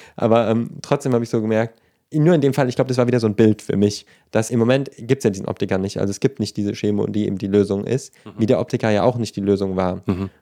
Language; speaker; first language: German; native; German